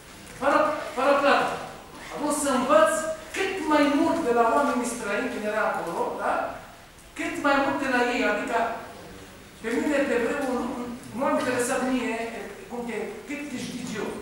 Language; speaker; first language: Romanian; non-native, learner; Hebrew